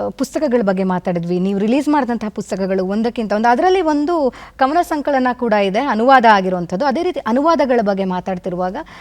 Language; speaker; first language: Kannada; native; Kannada